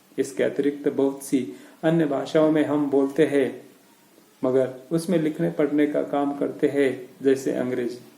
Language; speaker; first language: Hindi; non-native, local second language; Marathi